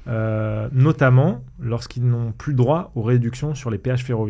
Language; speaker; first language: French; native; French